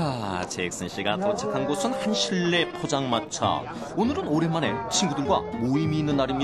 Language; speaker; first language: Korean; native; Korean